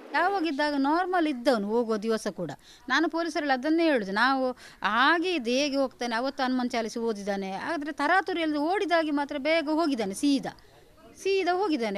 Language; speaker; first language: Kannada; non-native, local second language; Tulu